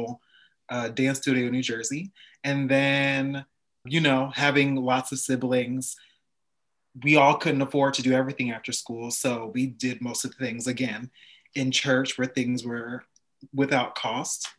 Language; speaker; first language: English; native; English